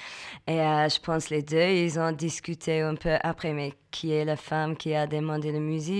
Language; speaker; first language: French; non-native, learner; English